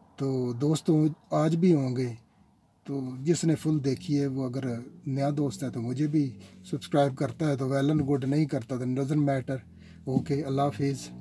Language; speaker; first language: Urdu; non-native, local second language; Punjabi